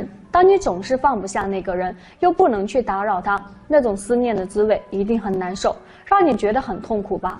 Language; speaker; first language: Chinese; native; Chinese